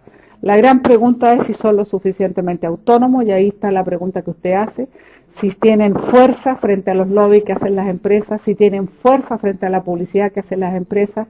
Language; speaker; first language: Spanish; native; Spanish